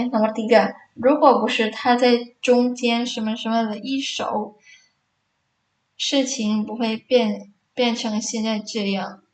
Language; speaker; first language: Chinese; non-native, fluent; Indonesian